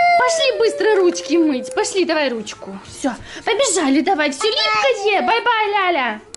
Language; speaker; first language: Russian; non-native, local second language; Ukrainian